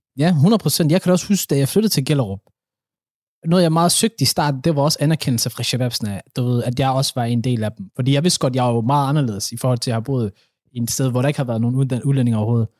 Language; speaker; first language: Danish; early bilingual, other home language; Somali